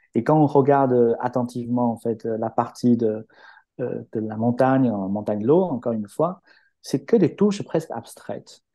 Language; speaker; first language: French; non-native, fluent; Chinese